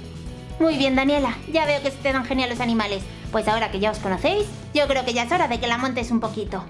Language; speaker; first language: Spanish; native; Spanish